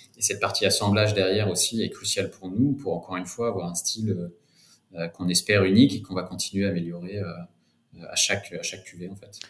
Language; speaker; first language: French; native; French